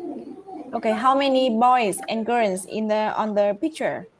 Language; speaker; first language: English; non-native, learner; Vietnamese